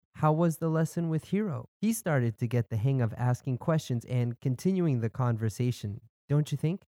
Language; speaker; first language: English; native; English